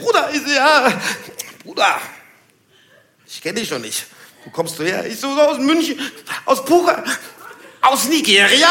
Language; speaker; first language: German; native; German